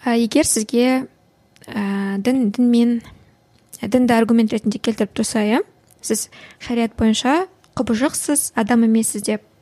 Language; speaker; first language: Kazakh; native; Kazakh